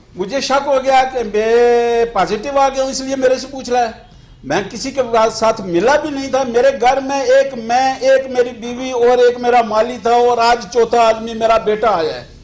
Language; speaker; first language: Urdu; non-native, local second language; Pahari-Potwari